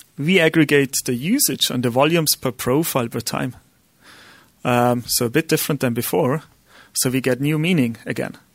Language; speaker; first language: English; non-native, fluent; German